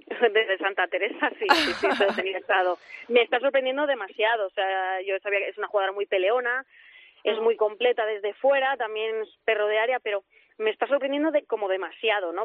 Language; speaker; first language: Spanish; native; Spanish